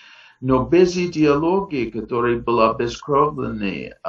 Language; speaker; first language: Russian; non-native, fluent; English